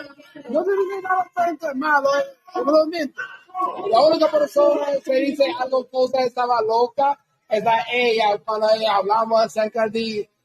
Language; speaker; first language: Spanish; non-native, learner; English